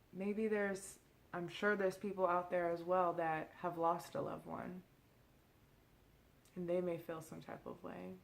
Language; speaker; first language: English; native; English